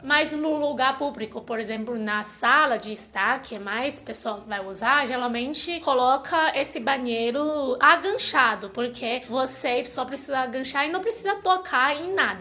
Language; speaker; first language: Portuguese; non-native, fluent; Chinese